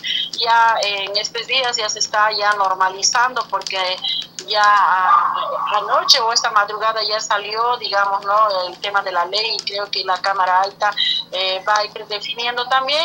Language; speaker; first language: Spanish; native; Spanish